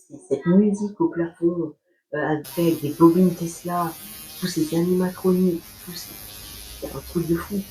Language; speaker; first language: French; native; French